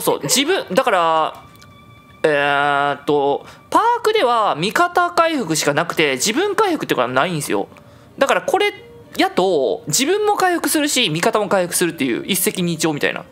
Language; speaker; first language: Japanese; native; Japanese